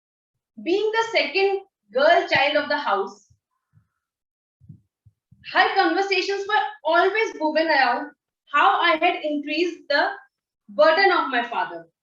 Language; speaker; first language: English; non-native, local second language; Hindi